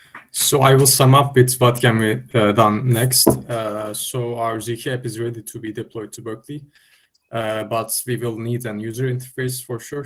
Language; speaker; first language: English; non-native, fluent; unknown